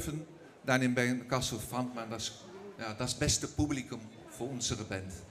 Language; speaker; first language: German; non-native, learner; Dutch